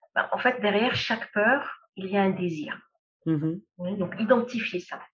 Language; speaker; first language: French; non-native, local second language; Arabic